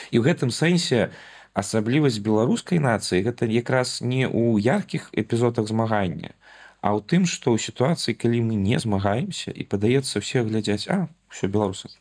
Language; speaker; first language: Belarusian; non-native, local second language; Russian